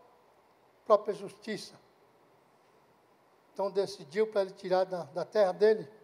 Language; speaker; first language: Portuguese; non-native, local second language; Guarani